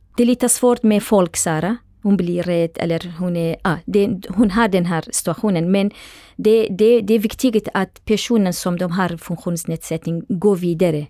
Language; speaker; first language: Swedish; non-native, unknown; Central Kurdish